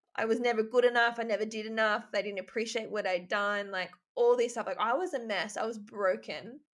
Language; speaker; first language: English; native; English